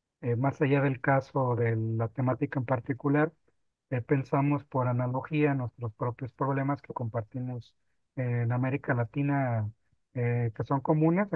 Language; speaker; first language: Spanish; native; Spanish